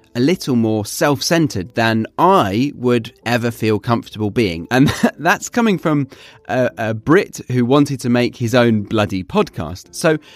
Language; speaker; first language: English; native; English